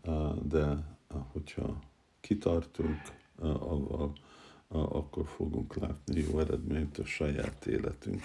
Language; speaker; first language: Hungarian; early bilingual, heritage; Hungarian